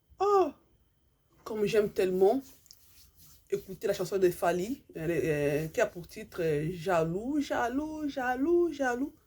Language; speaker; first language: French; non-native, local second language; Lingala